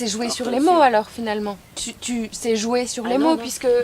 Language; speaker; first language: French; native; French